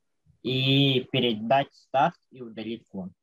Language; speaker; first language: Russian; native; Russian